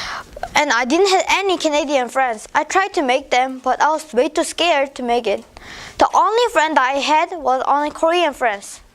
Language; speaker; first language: English; non-native, learner; Korean